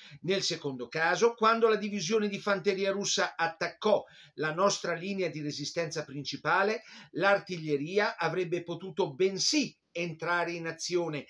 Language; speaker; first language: Italian; native; Italian